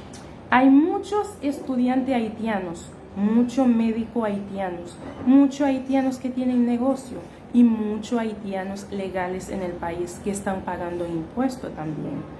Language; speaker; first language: Spanish; non-native, fluent; Haitian Creole